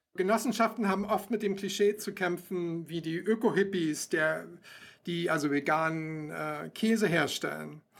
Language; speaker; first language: German; native; German